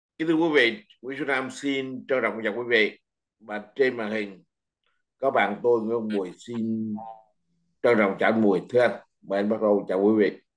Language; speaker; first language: Vietnamese; native; Vietnamese